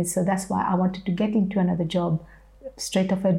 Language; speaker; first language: English; non-native, fluent; French